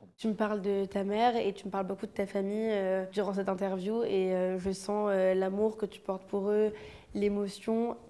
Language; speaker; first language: French; native; French